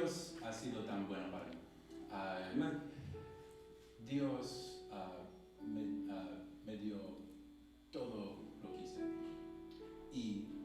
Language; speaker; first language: Spanish; non-native, learner; English